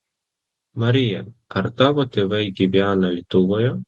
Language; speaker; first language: Lithuanian; non-native, learner; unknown